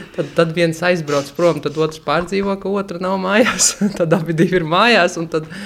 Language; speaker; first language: Latvian; native; Latvian